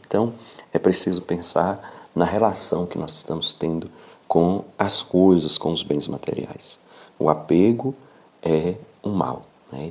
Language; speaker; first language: Portuguese; native; Portuguese